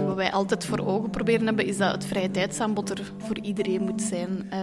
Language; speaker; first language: Dutch; native; Dutch